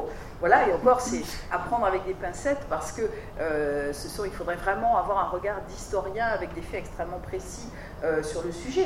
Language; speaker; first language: French; native; French